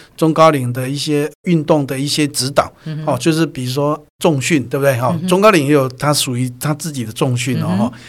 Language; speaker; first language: Chinese; native; Chinese